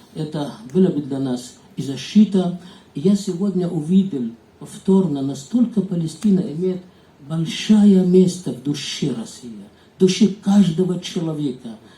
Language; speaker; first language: Russian; non-native, fluent; Arabic